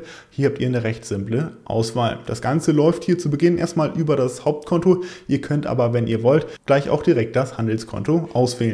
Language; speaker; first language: German; native; German